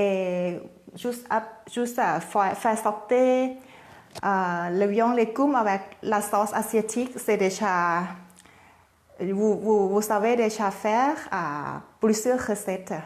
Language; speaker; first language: French; non-native, fluent; Thai